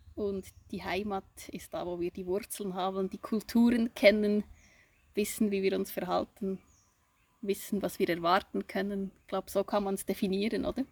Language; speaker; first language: German; native; German